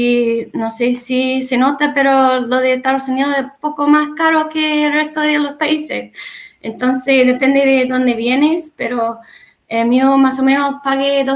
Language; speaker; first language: Spanish; non-native, learner; English